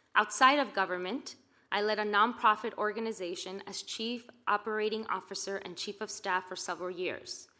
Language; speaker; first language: English; native; English